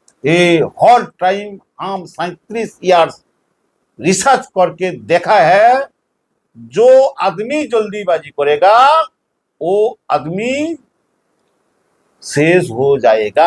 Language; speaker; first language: Hindi; non-native, local second language; Bangla